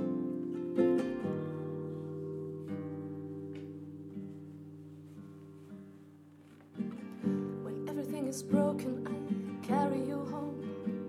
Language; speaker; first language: English; non-native, fluent; German